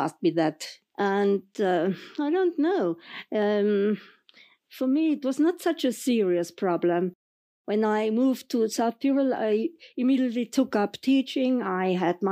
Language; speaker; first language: English; non-native, fluent; German